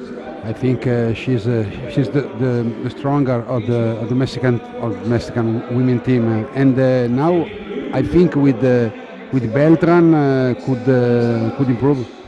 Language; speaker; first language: English; non-native, fluent; Italian